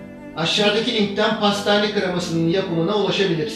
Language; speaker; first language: Turkish; native; Turkish